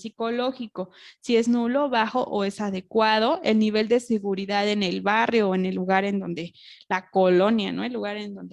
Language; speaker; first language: Spanish; native; Spanish